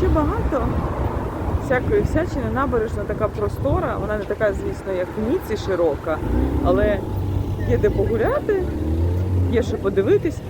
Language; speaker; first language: Ukrainian; native; Ukrainian